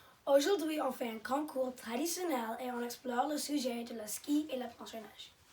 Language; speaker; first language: French; non-native, learner; English